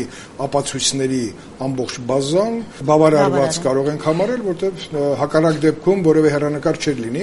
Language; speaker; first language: Armenian; native; Armenian